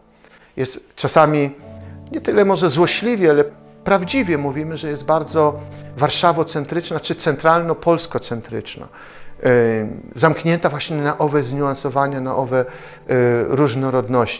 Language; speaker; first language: Polish; native; Polish